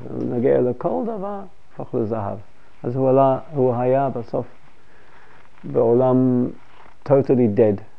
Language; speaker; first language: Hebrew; non-native, fluent; English